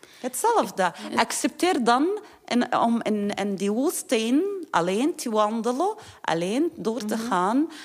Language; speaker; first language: Dutch; non-native, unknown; Arabic